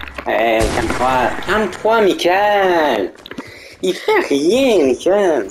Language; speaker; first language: French; native; French